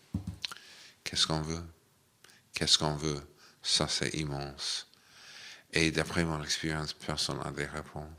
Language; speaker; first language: French; non-native, fluent; English